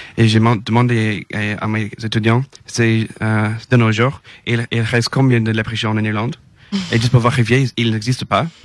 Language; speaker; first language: French; non-native, fluent; English